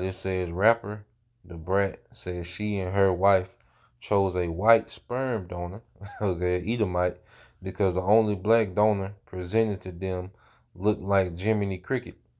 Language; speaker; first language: English; native; English